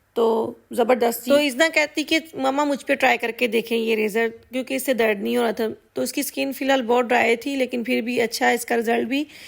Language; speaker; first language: Urdu; non-native, local second language; Punjabi